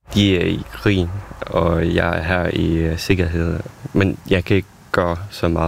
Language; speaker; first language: Danish; non-native, fluent; Ukrainian